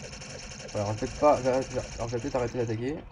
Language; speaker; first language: French; native; French